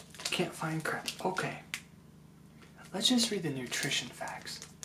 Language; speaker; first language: English; native; English